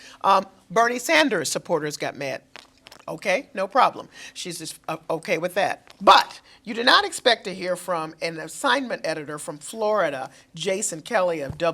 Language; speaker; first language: English; native; English